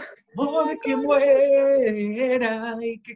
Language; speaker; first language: Spanish; native; Spanish